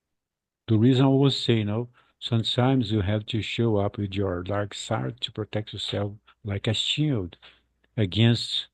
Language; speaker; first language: English; non-native, fluent; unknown